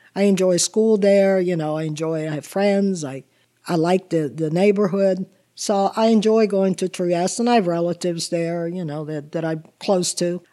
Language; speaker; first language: English; early bilingual, other home language; Italian